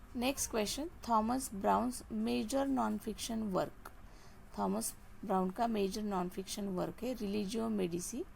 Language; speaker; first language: Hindi; non-native, local second language; Marathi